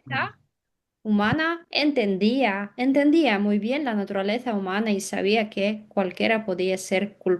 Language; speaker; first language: Spanish; non-native, learner; Russian